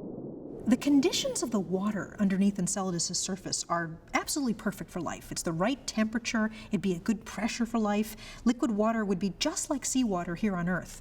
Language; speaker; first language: English; native; English